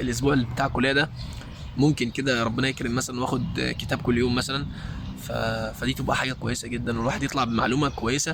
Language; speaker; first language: Arabic; native; Arabic